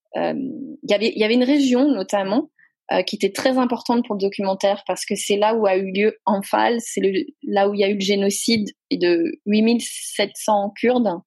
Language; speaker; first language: French; native; French